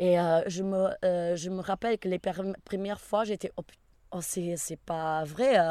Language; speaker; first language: French; non-native, fluent; Portuguese